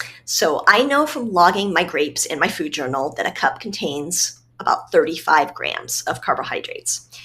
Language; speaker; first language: English; native; English